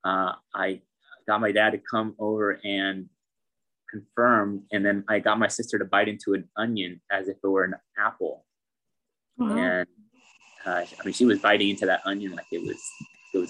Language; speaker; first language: English; native; English